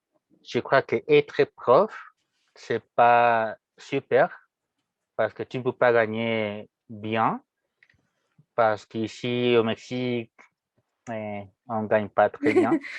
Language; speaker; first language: French; non-native, fluent; Spanish